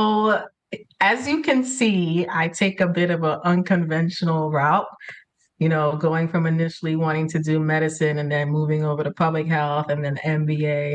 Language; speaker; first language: English; early bilingual, other home language; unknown